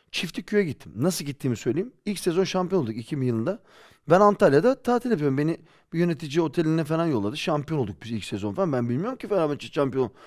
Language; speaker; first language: Turkish; early bilingual, heritage; Turkish